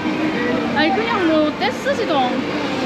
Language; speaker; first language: Korean; native; Korean